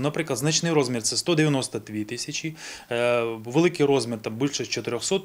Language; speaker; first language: Ukrainian; native; Ukrainian